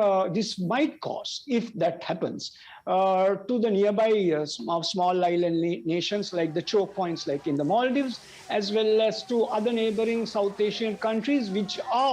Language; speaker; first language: English; non-native, local second language; Sinhala